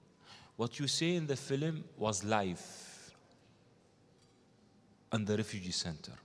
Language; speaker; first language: English; non-native, learner; Arabic